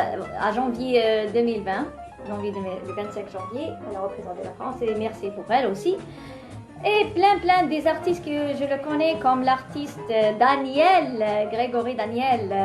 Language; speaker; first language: French; non-native, local second language; Arabic